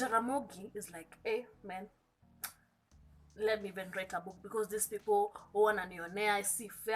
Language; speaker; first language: English; non-native, local second language; Kikuyu